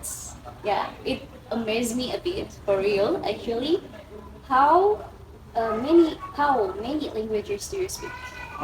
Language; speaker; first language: English; non-native, learner; Indonesian